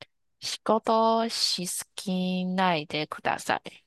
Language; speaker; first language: Japanese; non-native, learner; Chinese